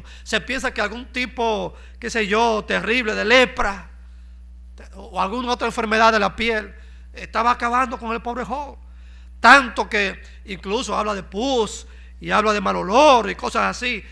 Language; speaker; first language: Spanish; native; Spanish